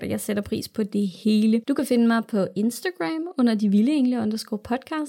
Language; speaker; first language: Danish; native; Danish